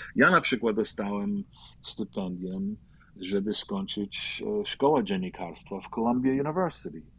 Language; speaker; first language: Polish; early bilingual, heritage; Polish